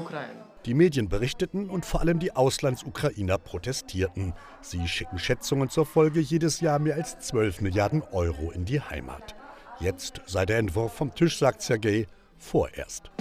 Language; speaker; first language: German; native; German